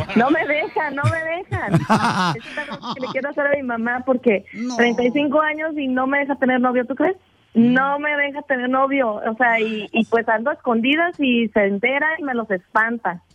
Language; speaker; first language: Spanish; native; Spanish